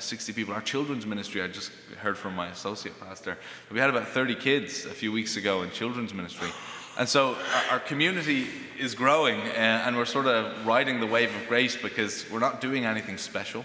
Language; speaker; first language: English; native; English